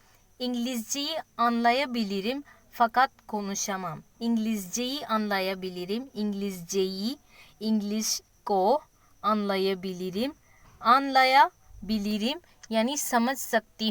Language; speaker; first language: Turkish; non-native, learner; Urdu